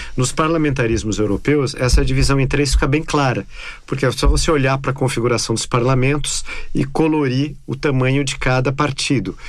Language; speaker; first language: Portuguese; native; Portuguese